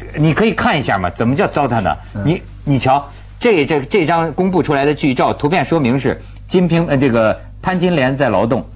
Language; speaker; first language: Chinese; native; Chinese